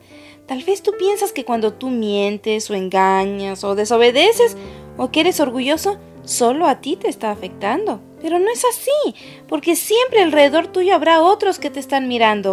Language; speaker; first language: Spanish; native; Spanish